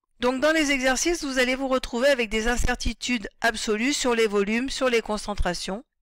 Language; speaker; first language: French; native; French